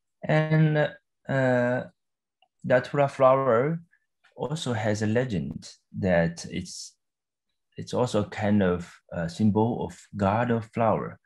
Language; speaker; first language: English; non-native, fluent; Chinese